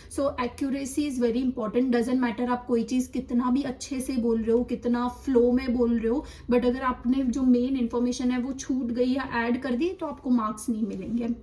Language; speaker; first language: Hindi; non-native, local second language; Gujarati